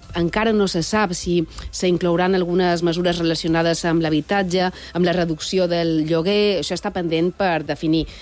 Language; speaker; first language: Catalan; native; Catalan